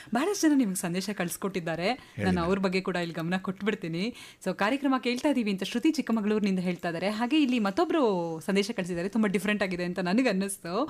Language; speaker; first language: Kannada; native; Kannada